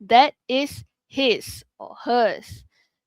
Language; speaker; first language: English; non-native, local second language; Malay